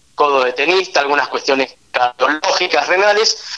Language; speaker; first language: Spanish; native; Spanish